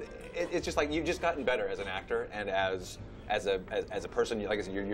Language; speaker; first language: English; native; English